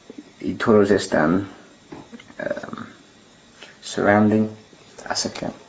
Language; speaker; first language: Spanish; non-native, learner; English